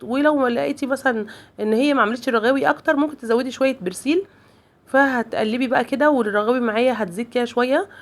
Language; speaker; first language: Arabic; native; Arabic